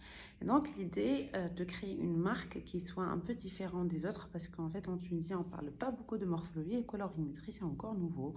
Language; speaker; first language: French; non-native, local second language; Arabic